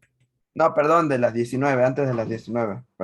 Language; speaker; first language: Spanish; native; Spanish